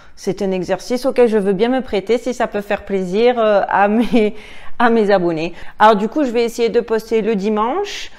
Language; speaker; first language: French; native; French